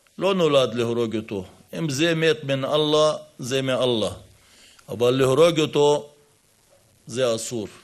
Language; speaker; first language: Hebrew; non-native, local second language; Arabic